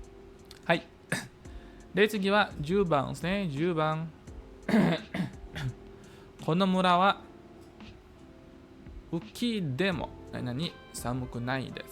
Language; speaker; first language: Japanese; non-native, fluent; Indonesian